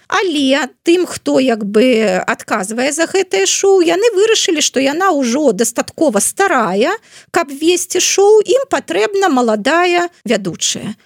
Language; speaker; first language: Belarusian; non-native, local second language; Russian